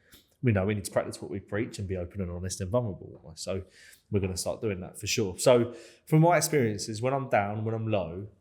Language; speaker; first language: English; native; English